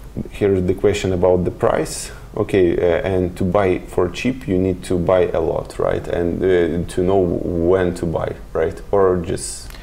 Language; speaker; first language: English; non-native, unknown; Russian